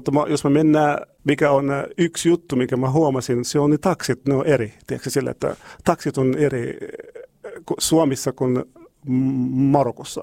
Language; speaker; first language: Finnish; non-native, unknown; Arabic